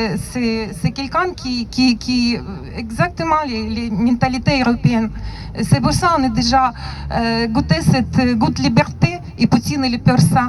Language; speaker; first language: French; non-native, learner; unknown